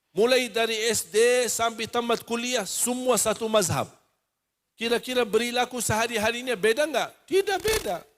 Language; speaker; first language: Indonesian; non-native, fluent; Arabic